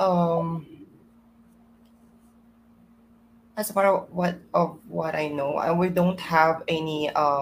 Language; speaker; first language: English; non-native, local second language; Iloko